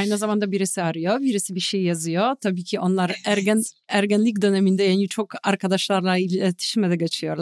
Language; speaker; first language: Turkish; non-native, fluent; Polish